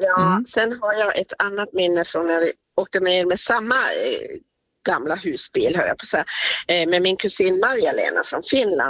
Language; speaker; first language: Swedish; native; Swedish